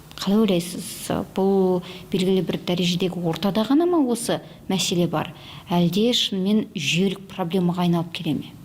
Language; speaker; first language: Kazakh; native; Kazakh